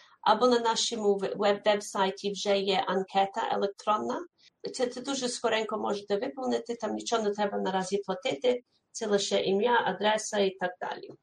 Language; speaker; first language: Ukrainian; early bilingual, heritage; Ukrainian